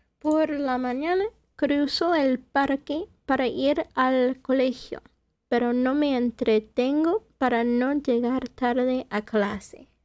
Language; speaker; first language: Spanish; non-native, fluent; English